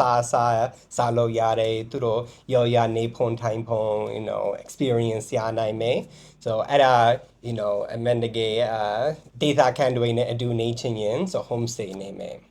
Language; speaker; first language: Burmese; non-native, fluent; English